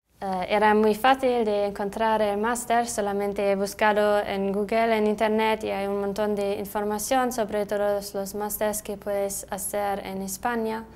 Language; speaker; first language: Spanish; non-native, fluent; German